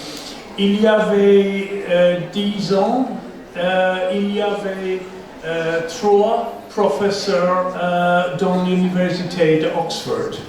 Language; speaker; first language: French; non-native, fluent; English